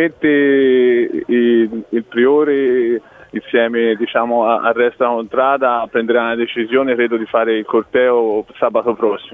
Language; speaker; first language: Italian; native; Italian